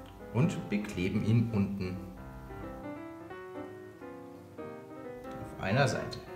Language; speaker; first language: German; native; German